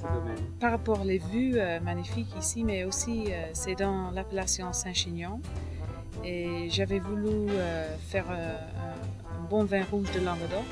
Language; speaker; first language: French; early bilingual, other home language; English